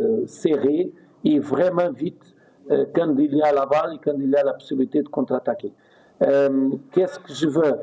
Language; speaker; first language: French; non-native, fluent; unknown